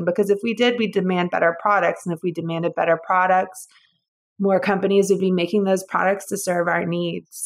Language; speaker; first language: English; native; English